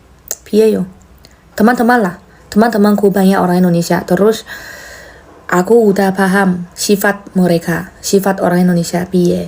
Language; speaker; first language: Indonesian; non-native, fluent; Chinese